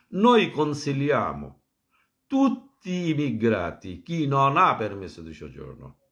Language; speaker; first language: Italian; non-native, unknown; Bangla